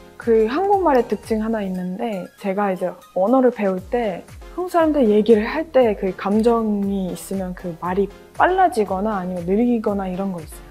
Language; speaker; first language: Korean; non-native, fluent; Russian